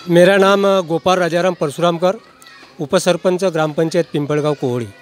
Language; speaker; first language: Hindi; non-native, local second language; Marathi